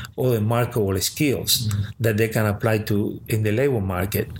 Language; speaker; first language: English; early bilingual, other home language; Spanish